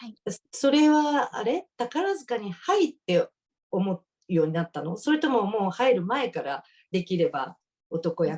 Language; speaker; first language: Japanese; native; Japanese